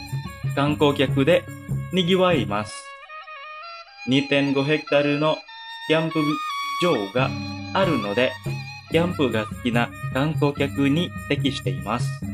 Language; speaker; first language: Japanese; non-native, fluent; Indonesian